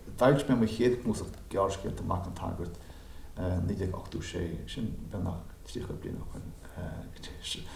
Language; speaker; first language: Irish; native; Irish